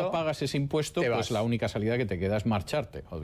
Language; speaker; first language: Spanish; native; Spanish